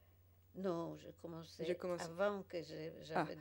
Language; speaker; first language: French; non-native, fluent; Polish